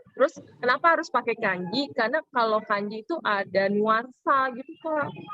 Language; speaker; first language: Indonesian; native; Indonesian